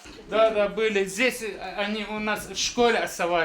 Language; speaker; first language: Russian; non-native, local second language; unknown